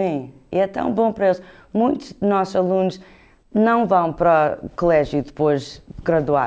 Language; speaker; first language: Portuguese; early bilingual, heritage; Portuguese